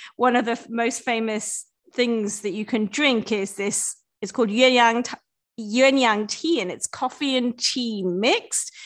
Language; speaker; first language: English; native; English